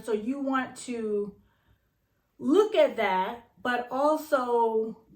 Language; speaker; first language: English; native; English